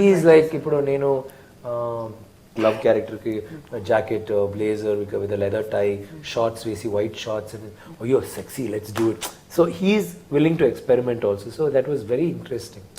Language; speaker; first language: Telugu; non-native, learner; Tamil